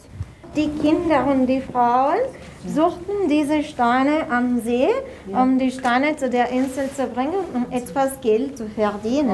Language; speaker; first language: German; non-native, fluent; Italian